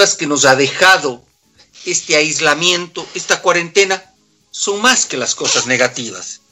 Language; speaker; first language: Spanish; native; Spanish